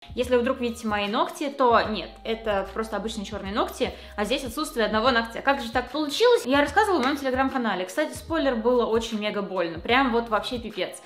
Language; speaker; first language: Russian; native; Russian